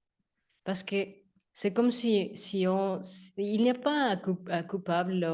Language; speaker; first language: French; non-native, learner; Spanish